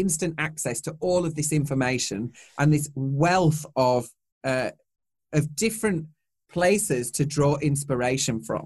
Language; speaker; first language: English; native; English